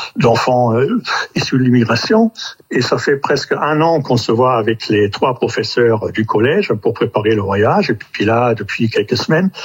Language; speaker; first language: French; non-native, fluent; German